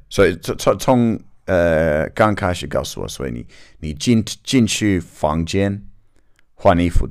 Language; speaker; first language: Chinese; non-native, learner; English